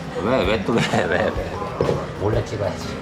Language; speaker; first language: Korean; native; Korean